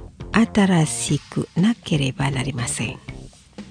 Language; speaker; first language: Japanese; non-native, fluent; Indonesian